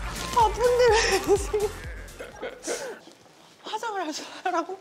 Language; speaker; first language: Korean; native; Korean